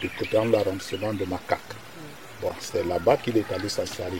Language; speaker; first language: French; non-native, local second language; Basaa